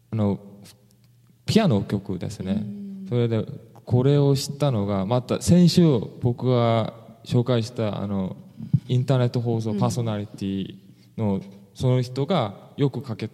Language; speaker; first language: Japanese; non-native, fluent; English